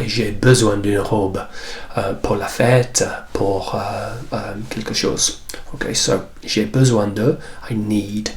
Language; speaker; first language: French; non-native, fluent; English